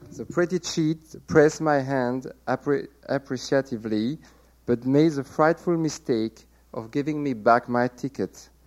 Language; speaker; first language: English; non-native, fluent; French